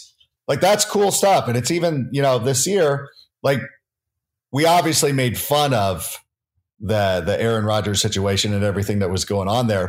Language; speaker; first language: English; native; English